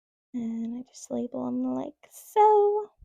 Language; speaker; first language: English; native; English